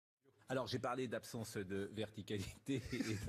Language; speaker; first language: French; native; French